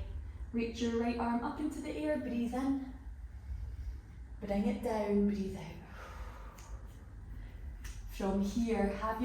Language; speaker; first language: English; native; English